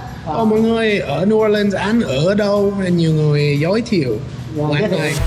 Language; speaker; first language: Vietnamese; non-native, fluent; English